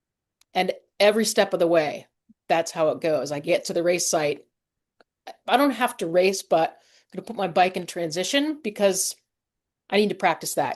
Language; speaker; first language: English; native; English